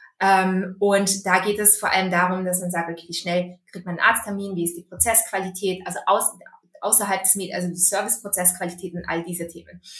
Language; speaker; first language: German; early bilingual, other home language; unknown